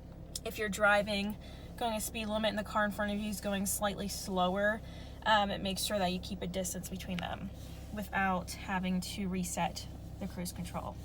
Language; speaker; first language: English; native; English